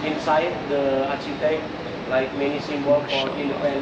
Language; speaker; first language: English; non-native, learner; Indonesian